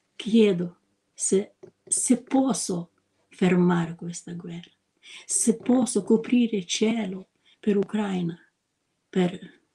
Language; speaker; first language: Italian; non-native, learner; Ukrainian